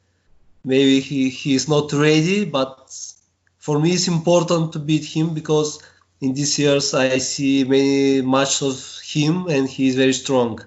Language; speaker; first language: English; non-native, learner; Bulgarian